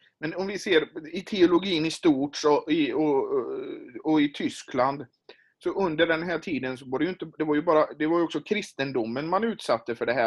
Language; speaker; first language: Swedish; native; Swedish